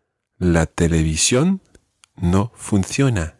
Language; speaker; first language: Spanish; non-native, fluent; English